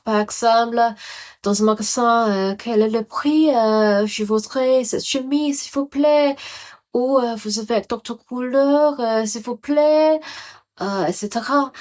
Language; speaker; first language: French; non-native, learner; Cantonese